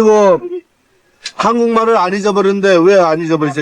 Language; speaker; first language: Korean; native; Korean